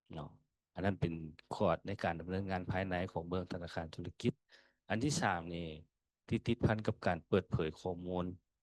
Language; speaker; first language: Lao; native; Lao